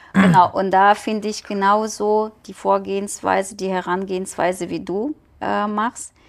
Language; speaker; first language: German; non-native, fluent; Ukrainian